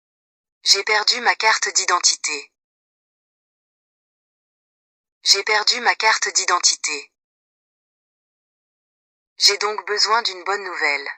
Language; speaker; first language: French; non-native, local second language; Wolof